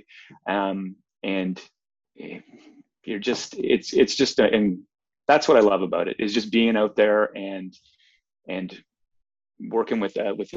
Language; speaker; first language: English; native; English